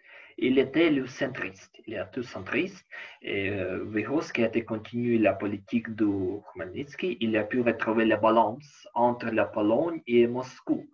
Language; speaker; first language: French; non-native, learner; Ukrainian